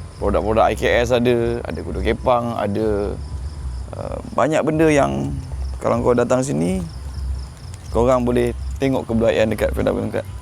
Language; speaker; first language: Malay; native; Malay